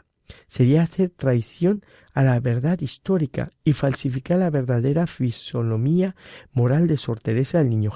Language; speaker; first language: Spanish; native; Spanish